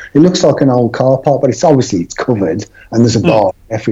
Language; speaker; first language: English; native; English